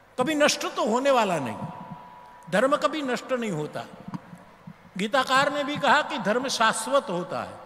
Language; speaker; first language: Hindi; non-native, local second language; Gujarati